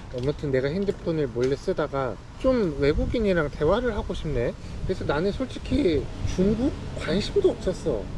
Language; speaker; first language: Korean; native; Korean